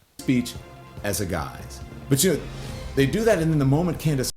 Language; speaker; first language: English; native; English